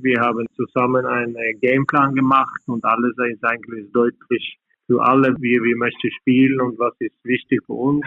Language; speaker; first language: German; non-native, fluent; Norwegian